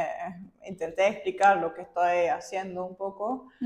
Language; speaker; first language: Spanish; non-native, fluent; German